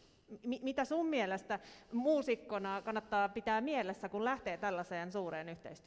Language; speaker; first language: Finnish; non-native, local second language; Swedish